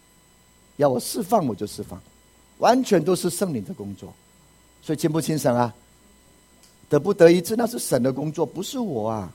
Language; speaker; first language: Chinese; native; Chinese